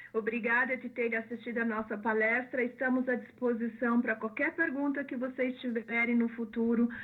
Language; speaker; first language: Portuguese; non-native, fluent; German